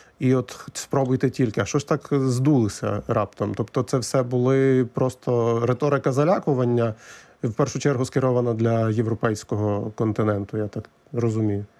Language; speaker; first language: Ukrainian; native; Ukrainian